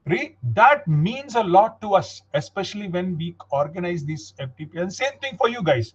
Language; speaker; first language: English; non-native, local second language; Tamil